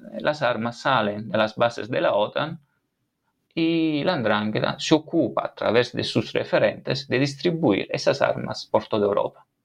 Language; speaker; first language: Spanish; non-native, fluent; Italian